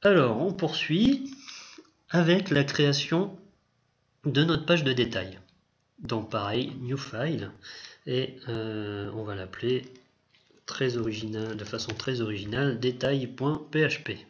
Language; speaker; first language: French; native; French